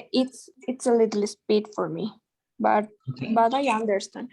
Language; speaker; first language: English; non-native, learner; Spanish